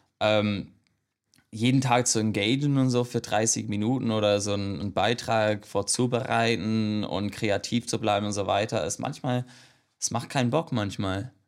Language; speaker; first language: German; non-native, fluent; English